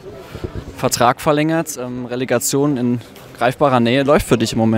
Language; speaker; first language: German; native; German